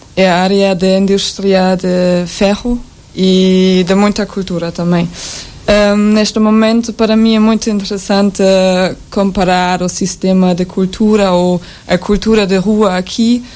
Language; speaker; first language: Portuguese; non-native, learner; German